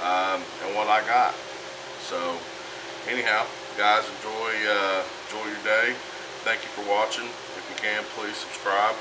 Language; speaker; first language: English; native; English